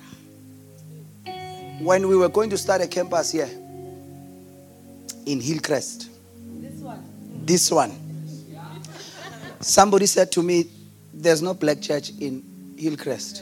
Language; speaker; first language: English; non-native, local second language; Zulu